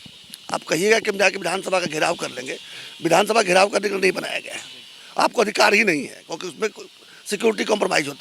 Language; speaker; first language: Hindi; native; Hindi